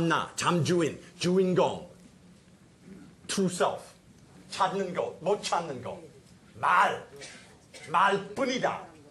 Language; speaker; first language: Korean; non-native, fluent; English